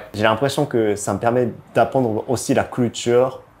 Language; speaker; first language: French; non-native, fluent; Japanese